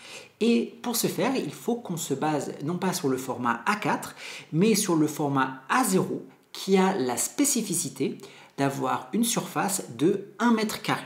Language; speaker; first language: French; native; French